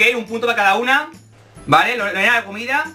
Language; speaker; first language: Spanish; native; Spanish